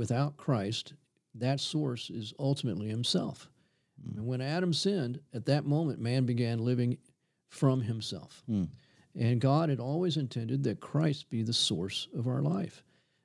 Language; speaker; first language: English; native; English